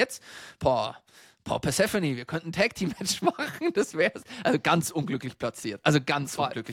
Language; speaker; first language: German; native; German